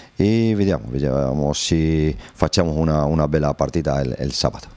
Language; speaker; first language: Italian; non-native, learner; Spanish